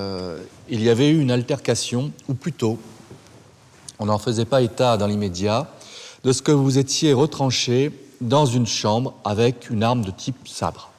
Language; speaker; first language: French; native; French